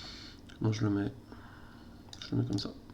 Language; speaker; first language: French; native; French